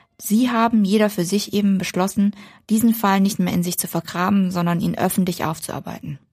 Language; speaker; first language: German; early bilingual, other home language; Vietnamese